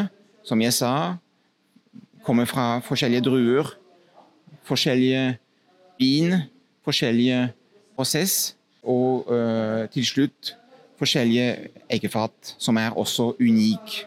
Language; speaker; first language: Norwegian; non-native, fluent; French